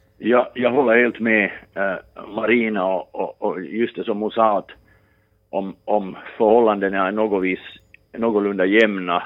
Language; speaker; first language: Swedish; native; Swedish